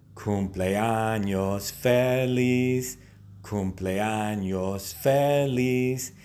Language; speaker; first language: Spanish; non-native, fluent; English